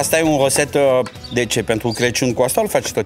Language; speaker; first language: Romanian; non-native, learner; French